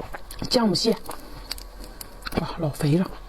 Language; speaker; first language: Chinese; native; Chinese